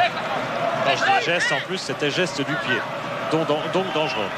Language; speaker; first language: French; native; French